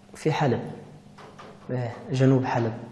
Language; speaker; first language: Arabic; early bilingual, heritage; Arabic